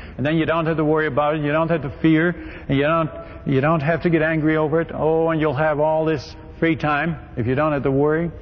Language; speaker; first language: English; non-native, fluent; Dutch